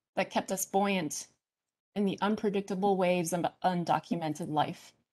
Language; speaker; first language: English; early bilingual, other home language; Chinese